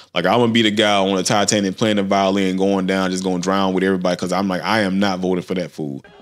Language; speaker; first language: English; native; English